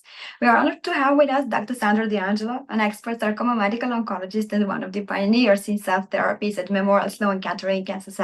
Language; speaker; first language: English; non-native, fluent; Armenian